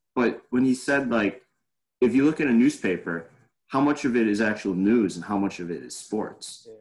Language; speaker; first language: English; native; English